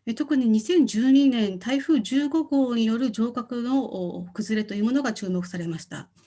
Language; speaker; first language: Japanese; non-native, fluent; Korean